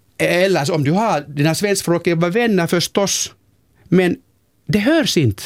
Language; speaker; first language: Swedish; non-native, local second language; Finnish